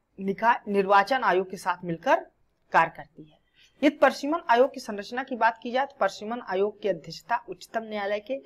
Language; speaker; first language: Hindi; native; Hindi